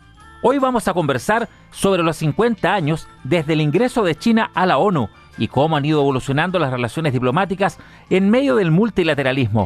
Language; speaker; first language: Spanish; native; Spanish